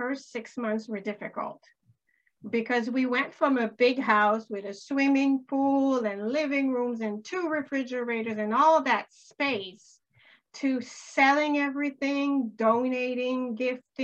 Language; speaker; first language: English; native; English